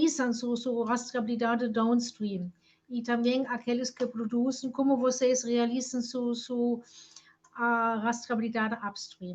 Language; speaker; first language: Portuguese; non-native, fluent; German